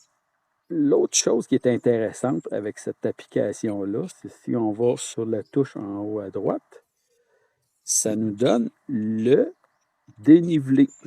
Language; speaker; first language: French; native; French